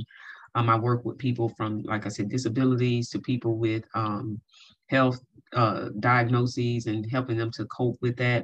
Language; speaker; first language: English; native; English